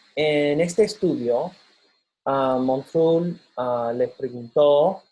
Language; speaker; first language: Spanish; non-native, fluent; English